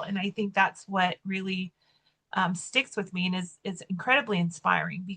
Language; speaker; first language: English; native; English